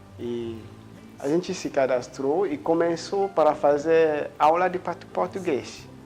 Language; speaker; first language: Portuguese; non-native, learner; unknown